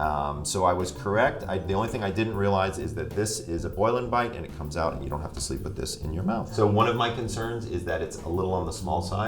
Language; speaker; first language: English; native; English